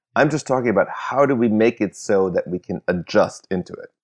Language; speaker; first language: English; early bilingual, other home language; German